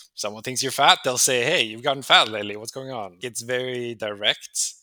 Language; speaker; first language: English; non-native, fluent; Swedish